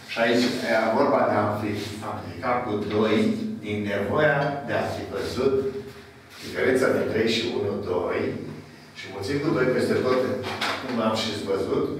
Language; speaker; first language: Romanian; native; Romanian